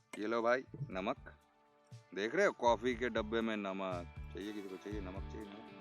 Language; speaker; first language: Hindi; non-native, local second language; Bangla